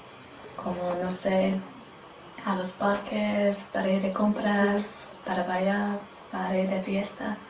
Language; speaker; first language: Spanish; non-native, learner; English